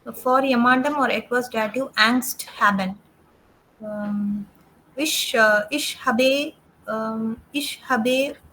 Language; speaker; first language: German; non-native, learner; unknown